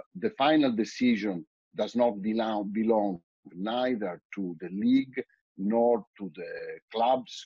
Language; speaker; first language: English; non-native, fluent; Italian